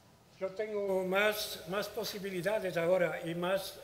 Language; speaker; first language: Portuguese; non-native, learner; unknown